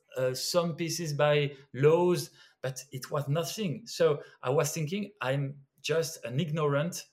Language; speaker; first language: English; non-native, fluent; French